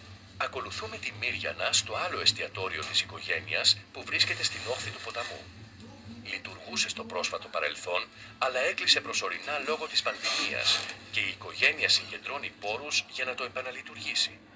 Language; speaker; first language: Greek; native; Greek